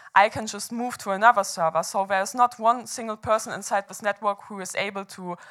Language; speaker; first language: English; non-native, fluent; German